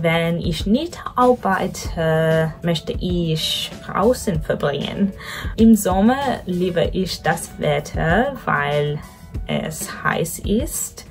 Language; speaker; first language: German; non-native, learner; English